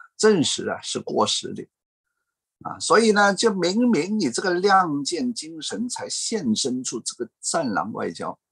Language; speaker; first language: Chinese; non-native, fluent; Cantonese